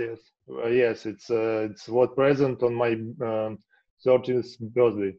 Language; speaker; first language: English; non-native, learner; Russian